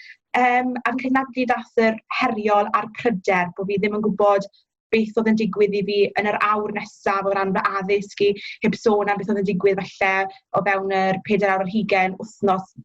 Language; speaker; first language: Welsh; native; Welsh